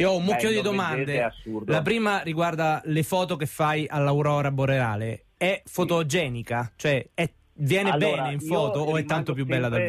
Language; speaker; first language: Italian; native; Italian